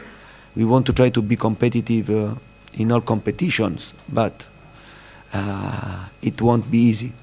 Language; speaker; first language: English; non-native, fluent; Italian